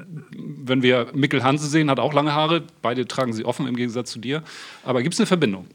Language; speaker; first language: German; native; German